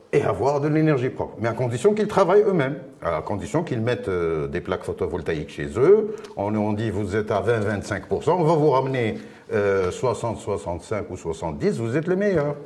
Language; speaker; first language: French; non-native, local second language; Arabic